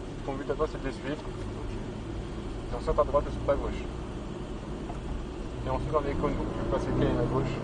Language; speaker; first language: French; native; French